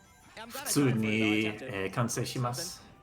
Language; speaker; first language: Japanese; non-native, learner; English